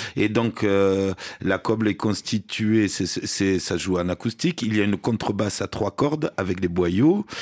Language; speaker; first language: French; native; French